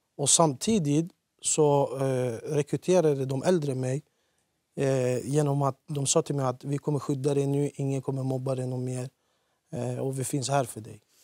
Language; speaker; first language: Swedish; early bilingual, other home language; Central Kurdish